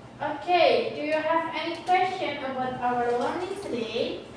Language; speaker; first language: English; non-native, learner; Indonesian